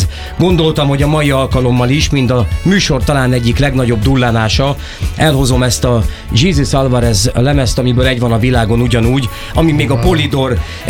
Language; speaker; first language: Hungarian; native; Hungarian